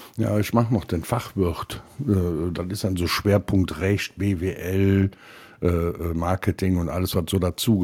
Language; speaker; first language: German; native; German